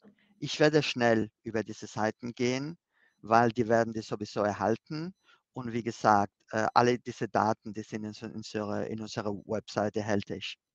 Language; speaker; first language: German; non-native, fluent; Spanish